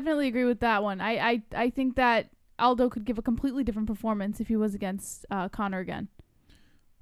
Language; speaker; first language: English; native; English